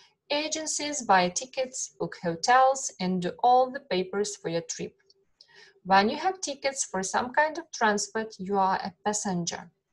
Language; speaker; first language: English; non-native, fluent; Ukrainian